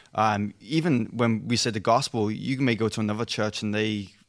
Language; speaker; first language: English; native; English